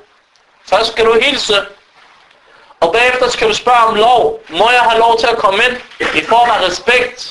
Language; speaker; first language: Danish; non-native, fluent; Arabic